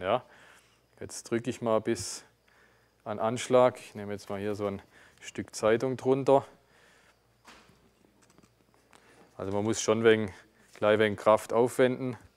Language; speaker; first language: German; native; German